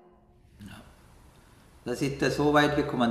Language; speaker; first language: German; non-native, fluent; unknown